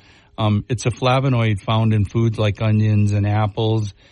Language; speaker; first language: English; native; English